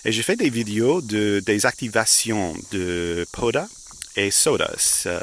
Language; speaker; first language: French; non-native, fluent; English